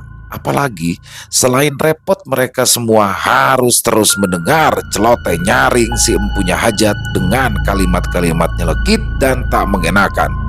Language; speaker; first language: Indonesian; native; Indonesian